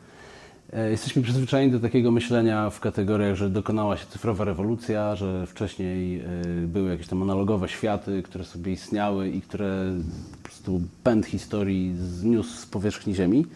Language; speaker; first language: Polish; native; Polish